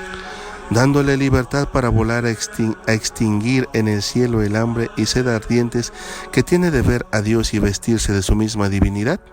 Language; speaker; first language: Spanish; native; Spanish